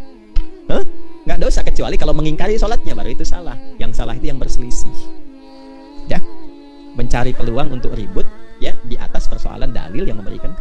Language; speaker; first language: Indonesian; native; Indonesian